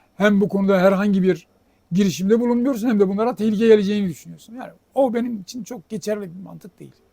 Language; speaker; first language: Turkish; native; Turkish